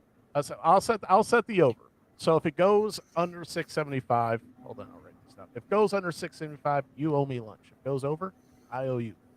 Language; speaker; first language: English; native; English